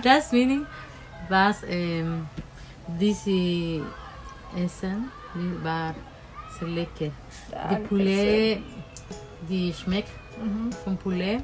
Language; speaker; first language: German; non-native, learner; Spanish